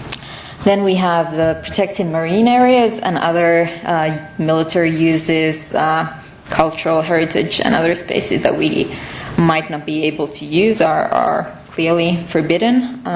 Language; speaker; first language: English; non-native, fluent; Finnish